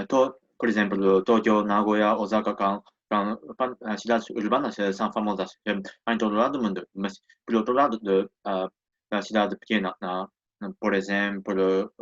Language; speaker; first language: Portuguese; non-native, learner; Japanese